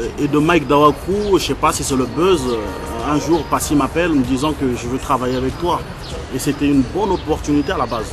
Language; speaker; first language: French; early bilingual, other home language; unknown